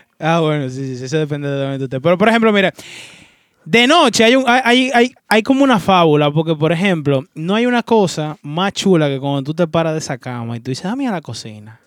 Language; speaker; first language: Spanish; native; Spanish